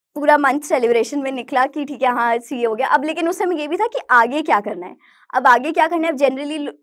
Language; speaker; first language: Hindi; native; Hindi